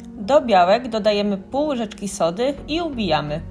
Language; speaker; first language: Polish; native; Polish